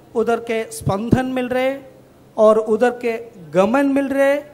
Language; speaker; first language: Hindi; non-native, local second language; Malayalam